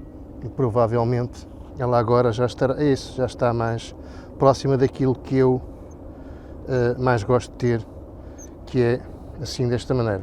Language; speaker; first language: Portuguese; native; Portuguese